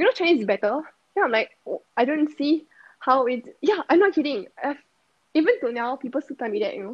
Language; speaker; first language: English; native; English